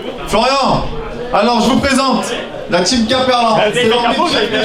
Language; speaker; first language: French; native; French